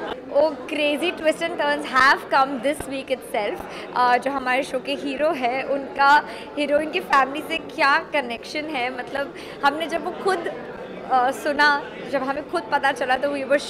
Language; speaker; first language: Hindi; native; Hindi